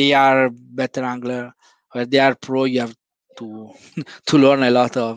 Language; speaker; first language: English; non-native, fluent; Italian